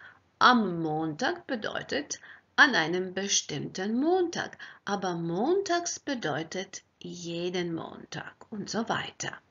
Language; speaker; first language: German; non-native, fluent; Croatian